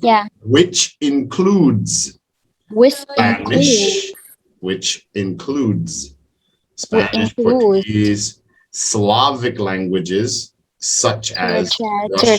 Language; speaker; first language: English; non-native, fluent; French